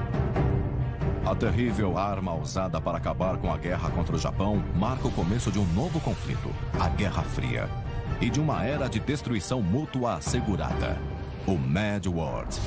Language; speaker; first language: Portuguese; native; Portuguese